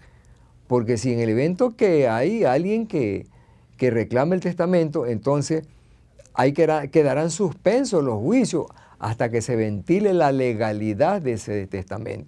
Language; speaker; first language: Spanish; native; Spanish